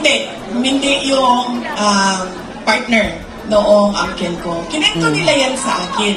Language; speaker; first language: Filipino; non-native, local second language; Cebuano